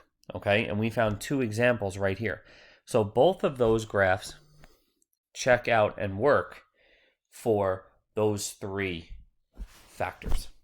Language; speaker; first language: English; native; English